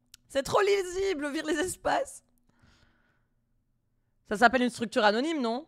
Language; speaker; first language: French; native; French